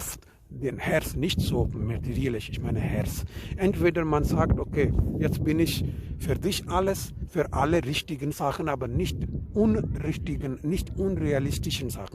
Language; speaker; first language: German; non-native, learner; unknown